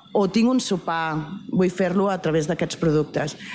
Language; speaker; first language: Catalan; native; Catalan